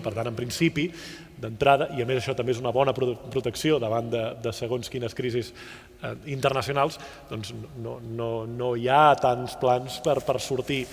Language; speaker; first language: Catalan; native; Catalan